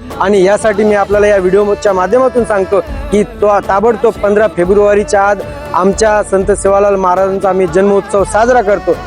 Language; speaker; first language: Marathi; non-native, local second language; Lambadi